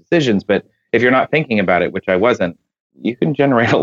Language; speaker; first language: English; native; English